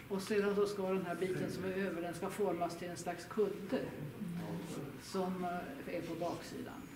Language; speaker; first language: Swedish; native; Swedish